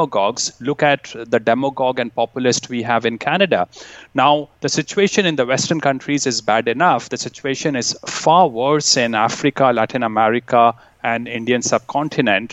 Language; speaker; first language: English; non-native, local second language; Hindi